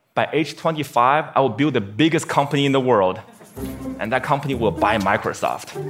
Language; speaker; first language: English; non-native, fluent; Chinese